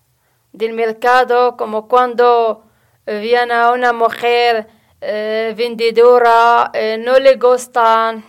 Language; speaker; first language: Spanish; non-native, learner; Arabic